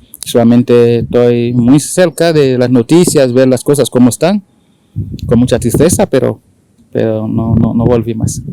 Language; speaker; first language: Spanish; non-native, fluent; Haitian Creole